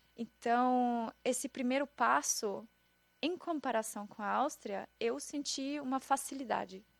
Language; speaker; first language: Portuguese; non-native, fluent; German